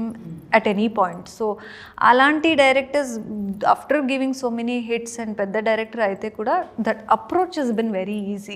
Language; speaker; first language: Telugu; non-native, learner; Kannada